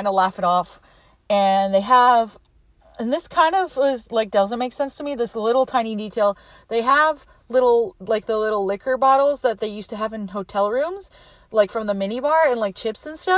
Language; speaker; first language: English; native; English